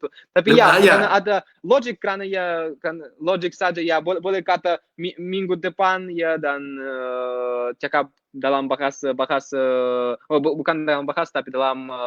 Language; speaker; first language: Indonesian; non-native, fluent; Russian